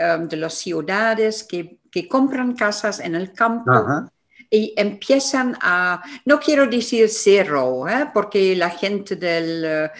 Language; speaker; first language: Spanish; non-native, fluent; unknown